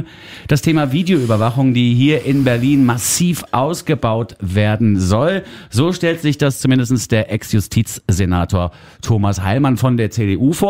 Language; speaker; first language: German; native; German